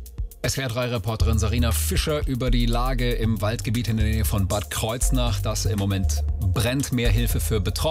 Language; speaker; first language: German; native; German